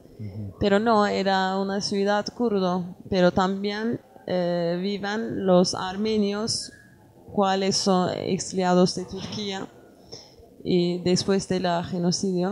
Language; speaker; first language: Spanish; non-native, learner; Kurdish